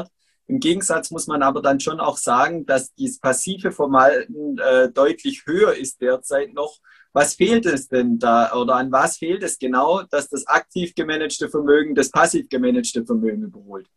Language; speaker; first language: German; native; German